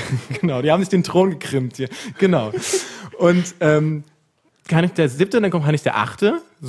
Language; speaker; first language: German; native; German